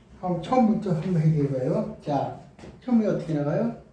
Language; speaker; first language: Korean; native; Korean